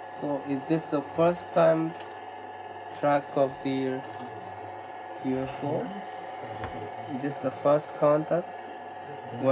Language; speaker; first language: English; non-native, learner; Japanese